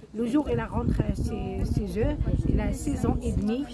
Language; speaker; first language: French; non-native, learner; Arabic